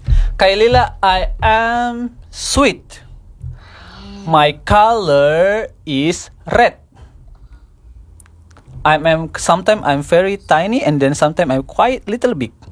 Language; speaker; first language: English; non-native, learner; Indonesian